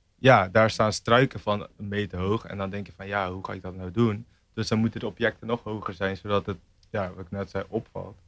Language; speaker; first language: Dutch; native; Dutch